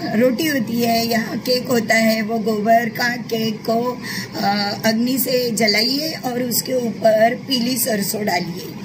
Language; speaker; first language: Hindi; native; Hindi